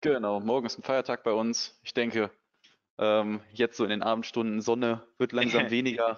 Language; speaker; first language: German; native; German